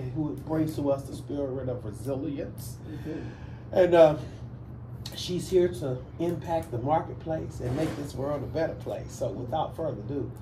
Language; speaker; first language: English; native; English